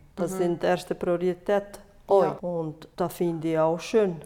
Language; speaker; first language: German; non-native, fluent; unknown